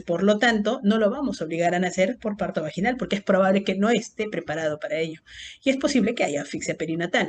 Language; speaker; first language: Spanish; native; Spanish